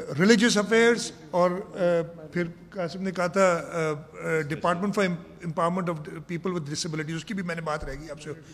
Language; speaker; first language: Urdu; non-native, local second language; Sindhi